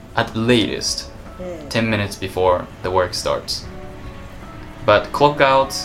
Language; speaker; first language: English; non-native, fluent; Japanese